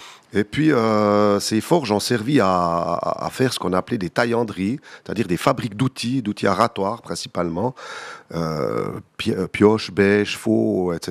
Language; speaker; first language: French; native; French